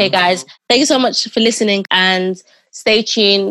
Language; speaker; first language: English; non-native, local second language; Yoruba